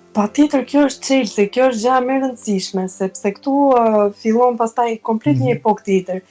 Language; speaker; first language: Albanian; native; Albanian